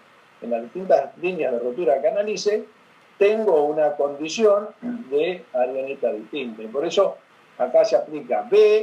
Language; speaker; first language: Spanish; native; Spanish